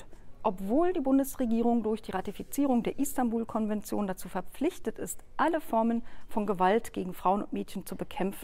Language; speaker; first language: German; native; German